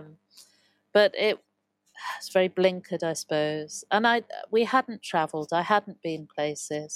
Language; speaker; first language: English; native; English